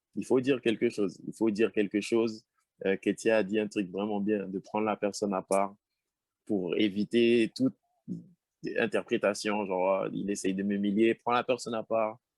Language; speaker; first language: French; native; French